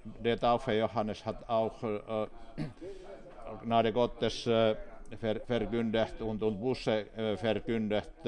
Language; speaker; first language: German; non-native, fluent; Finnish